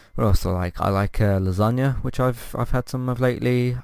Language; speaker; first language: English; native; English